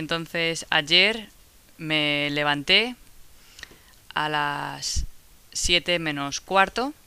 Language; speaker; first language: Spanish; non-native, fluent; English